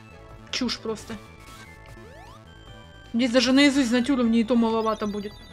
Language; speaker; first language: Russian; native; Russian